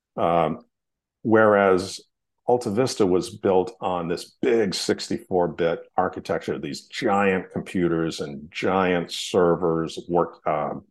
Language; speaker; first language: English; native; English